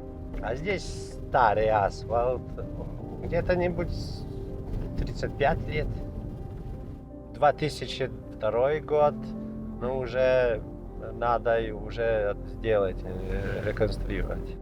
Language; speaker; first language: Russian; non-native, fluent; Lithuanian